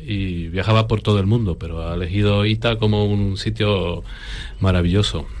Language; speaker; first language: Spanish; non-native, fluent; Polish